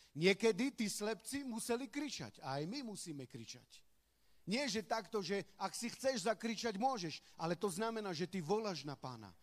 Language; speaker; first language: Slovak; non-native, local second language; Romany